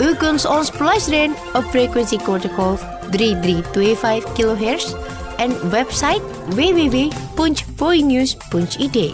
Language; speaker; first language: Dutch; non-native, fluent; Indonesian